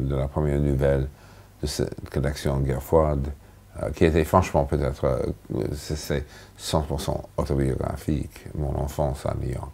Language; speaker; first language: French; non-native, fluent; English